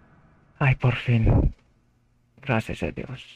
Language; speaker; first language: Spanish; non-native, fluent; Filipino